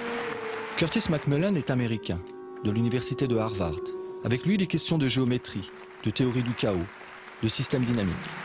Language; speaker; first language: French; native; French